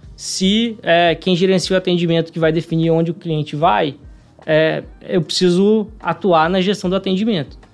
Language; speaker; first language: Portuguese; native; Portuguese